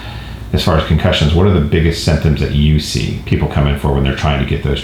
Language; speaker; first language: English; native; English